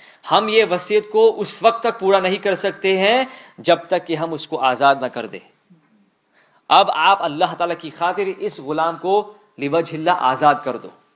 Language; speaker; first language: Urdu; early bilingual, other home language; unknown